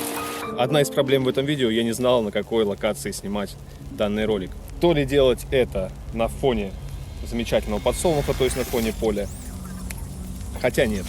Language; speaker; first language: Russian; native; Russian